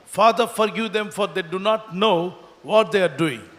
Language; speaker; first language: English; non-native, local second language; Telugu